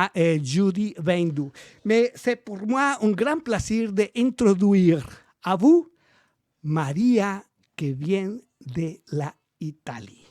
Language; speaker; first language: French; non-native, learner; Spanish